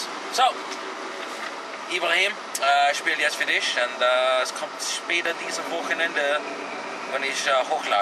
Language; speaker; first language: German; non-native, learner; English